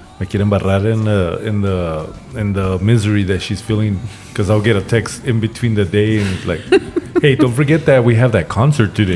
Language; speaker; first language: English; early bilingual, other home language; Spanish